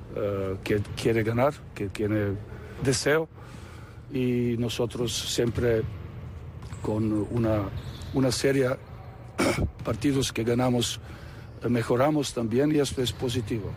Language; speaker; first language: Spanish; non-native, fluent; Serbian